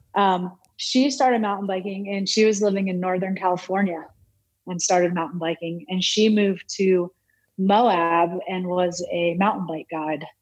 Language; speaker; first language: English; native; English